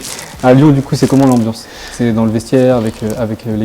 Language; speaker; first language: French; native; French